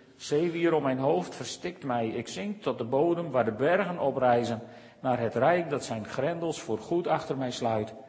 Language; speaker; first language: Dutch; native; Dutch